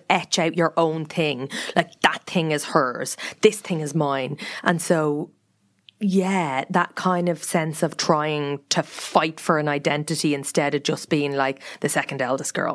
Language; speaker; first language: English; native; English